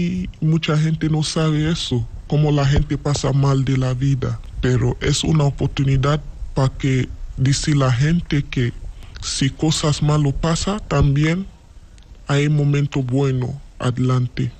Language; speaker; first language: Spanish; non-native, learner; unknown